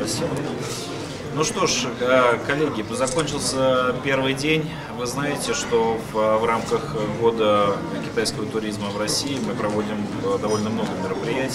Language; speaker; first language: Russian; native; Russian